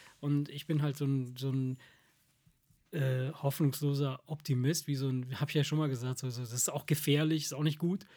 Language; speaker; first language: German; early bilingual, other home language; Italian